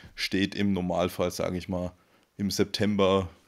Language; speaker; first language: German; native; German